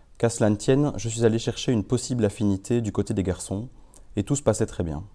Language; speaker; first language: French; native; French